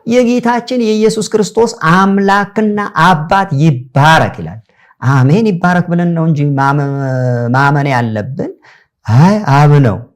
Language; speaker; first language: Amharic; non-native, local second language; Sebat Bet Gurage